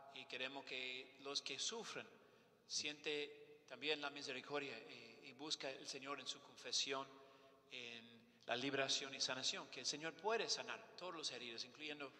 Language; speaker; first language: Spanish; non-native, fluent; English